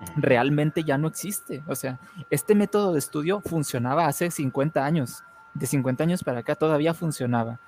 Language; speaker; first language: Spanish; native; Spanish